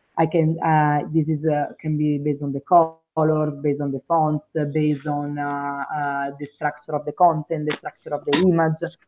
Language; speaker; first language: English; non-native, fluent; Italian